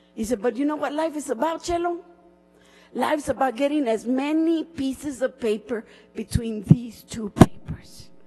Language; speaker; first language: English; early bilingual, other home language; Spanish